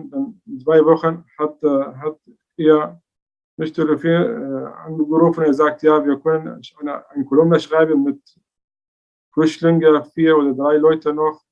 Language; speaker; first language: German; non-native, learner; Arabic